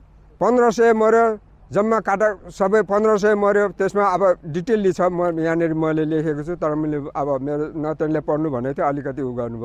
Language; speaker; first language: Nepali; native; Nepali